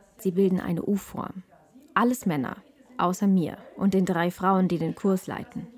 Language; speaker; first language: German; early bilingual, other home language; Malayalam